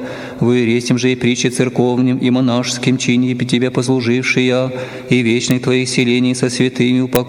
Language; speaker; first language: Russian; native; Russian